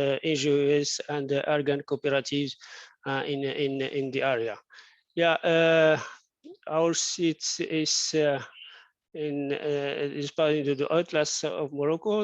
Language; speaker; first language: English; non-native, fluent; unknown